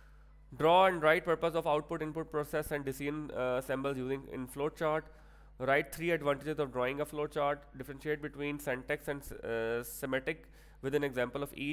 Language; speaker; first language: English; non-native, local second language; Urdu